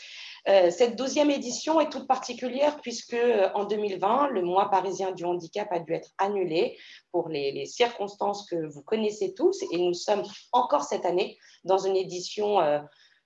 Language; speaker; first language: French; native; French